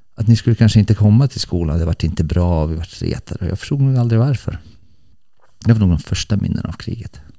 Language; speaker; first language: Swedish; early bilingual, other home language; Bosnian